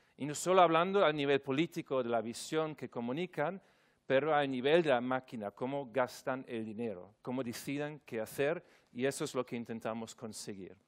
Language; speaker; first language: Spanish; non-native, fluent; German